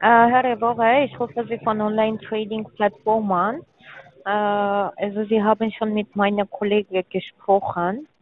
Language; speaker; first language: German; non-native, learner; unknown